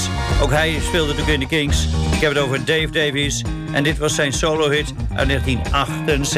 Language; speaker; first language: Dutch; native; Dutch